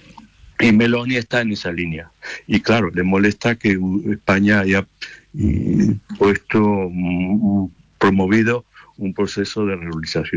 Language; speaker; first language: Spanish; native; Spanish